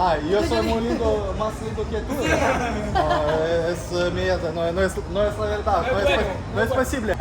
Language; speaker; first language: Spanish; non-native, learner; Russian